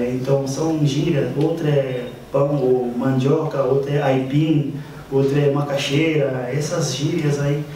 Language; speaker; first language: Portuguese; non-native, fluent; French